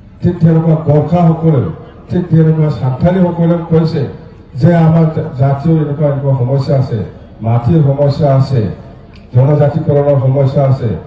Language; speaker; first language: Assamese; non-native, local second language; Bodo